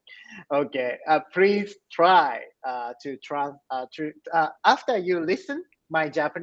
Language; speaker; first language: English; non-native, learner; Japanese